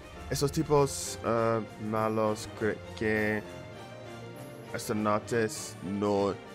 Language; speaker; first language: Spanish; non-native, learner; English